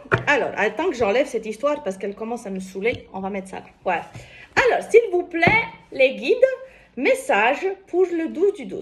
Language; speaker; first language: French; native; French